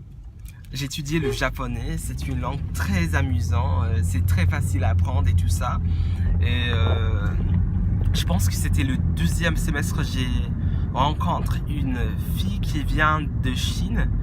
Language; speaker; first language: French; non-native, fluent; English